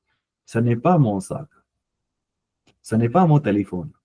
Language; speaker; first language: French; non-native, learner; Punjabi